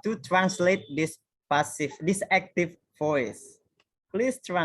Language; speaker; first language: English; non-native, fluent; Indonesian